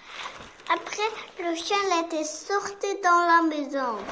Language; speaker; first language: French; non-native, local second language; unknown